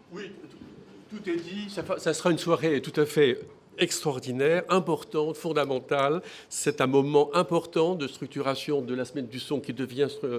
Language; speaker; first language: French; native; French